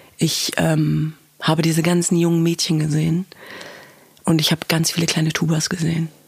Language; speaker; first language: German; early bilingual, other home language; Kurdish